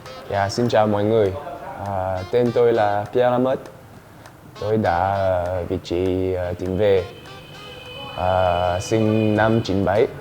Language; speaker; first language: Vietnamese; early bilingual, heritage; Vietnamese